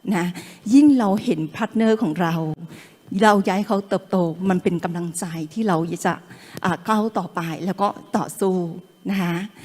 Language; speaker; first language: Thai; non-native, local second language; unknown